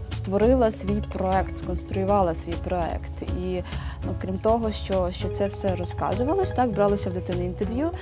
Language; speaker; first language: Ukrainian; native; Ukrainian